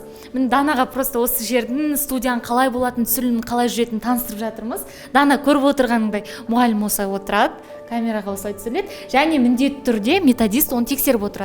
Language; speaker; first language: Kazakh; native; Kazakh